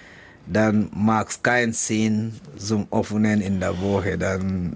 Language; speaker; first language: German; non-native, learner; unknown